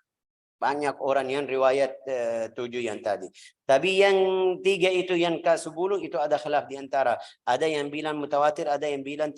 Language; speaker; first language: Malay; non-native, fluent; Arabic